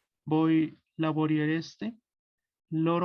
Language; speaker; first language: Italian; non-native, learner; Spanish